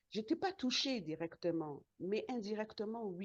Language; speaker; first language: French; non-native, local second language; Arabic